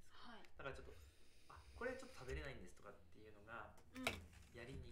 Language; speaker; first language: Japanese; native; Japanese